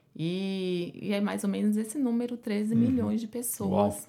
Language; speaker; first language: Portuguese; native; Portuguese